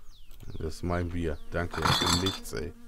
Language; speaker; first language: German; native; German